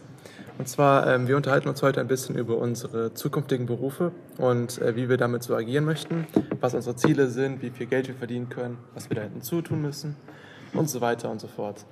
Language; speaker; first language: German; native; German